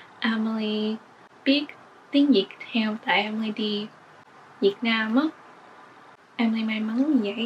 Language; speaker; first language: Vietnamese; early bilingual, heritage; English